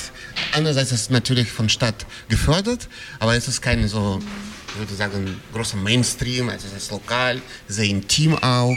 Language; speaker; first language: German; non-native, fluent; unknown